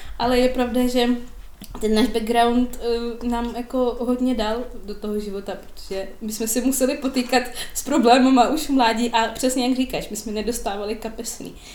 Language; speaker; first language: Czech; non-native, fluent; Russian